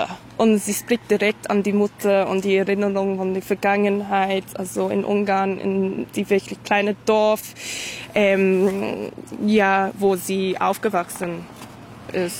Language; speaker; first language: German; non-native, fluent; English